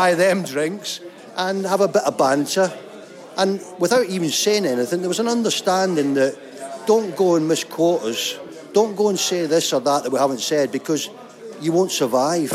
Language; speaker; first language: English; native; English